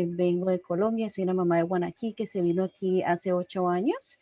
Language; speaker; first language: English; non-native, fluent; Spanish